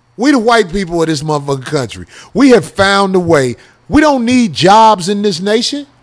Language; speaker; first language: English; native; English